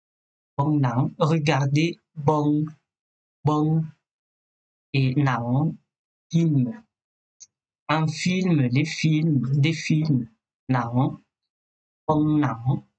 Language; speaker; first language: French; non-native, fluent; Thai